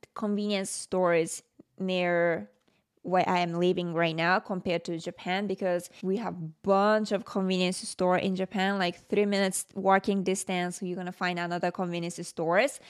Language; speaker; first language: English; non-native, fluent; Japanese